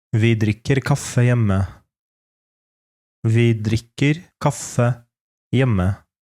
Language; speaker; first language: Norwegian; non-native, fluent; Polish